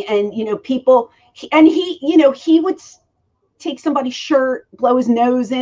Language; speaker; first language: English; native; English